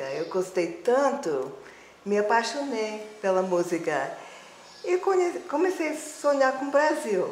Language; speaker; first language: Portuguese; non-native, fluent; English